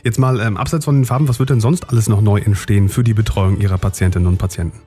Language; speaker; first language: German; native; German